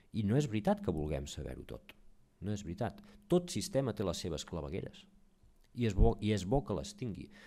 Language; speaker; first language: Catalan; native; Catalan